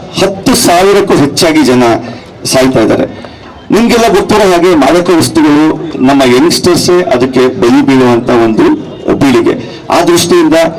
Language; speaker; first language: Kannada; native; Kannada